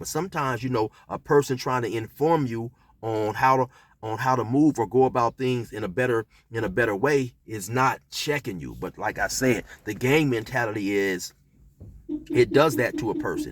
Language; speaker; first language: English; native; English